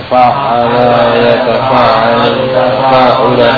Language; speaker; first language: Arabic; non-native, fluent; Indonesian